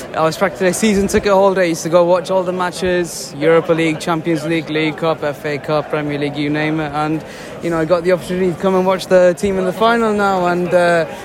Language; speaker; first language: English; non-native, fluent; Maltese